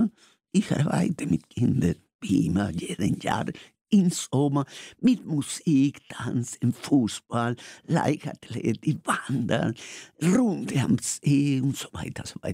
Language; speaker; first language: German; non-native, fluent; Spanish